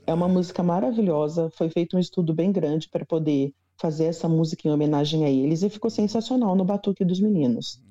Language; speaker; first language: Portuguese; native; Portuguese